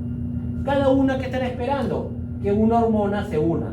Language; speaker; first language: Spanish; native; Spanish